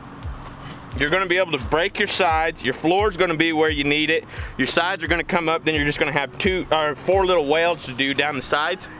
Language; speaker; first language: English; native; English